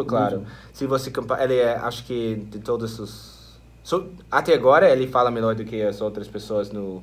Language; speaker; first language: Portuguese; non-native, fluent; English